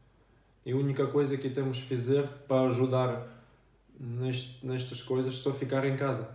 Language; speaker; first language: Portuguese; non-native, fluent; Russian